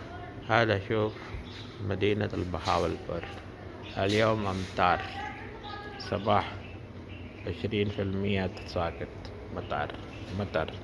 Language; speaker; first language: Arabic; non-native, learner; Urdu